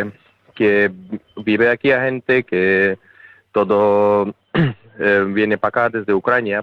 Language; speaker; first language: Spanish; non-native, learner; Ukrainian